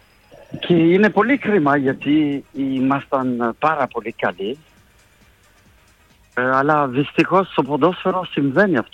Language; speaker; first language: Greek; non-native, fluent; French